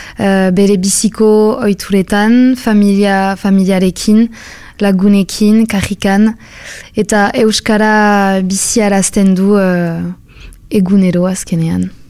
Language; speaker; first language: Basque; non-native, local second language; French